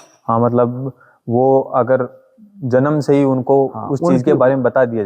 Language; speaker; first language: Hindi; native; Hindi